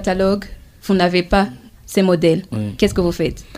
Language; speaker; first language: French; non-native, local second language; Rundi